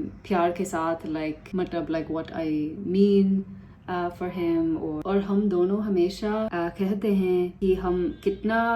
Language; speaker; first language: Hindi; non-native, learner; English